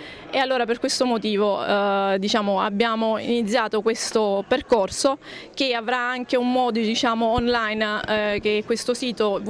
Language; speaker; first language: Italian; native; Italian